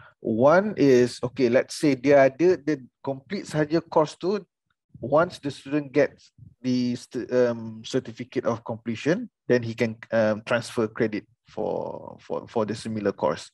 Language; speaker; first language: English; non-native, local second language; Malay